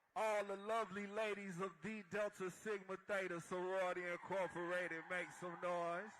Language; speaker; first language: English; native; English